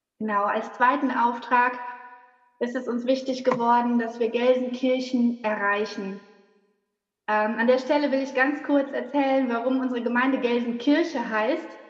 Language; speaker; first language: German; native; German